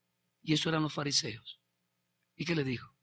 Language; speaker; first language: Spanish; native; Spanish